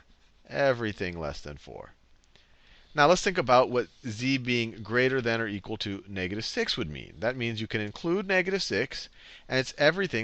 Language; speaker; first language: English; native; English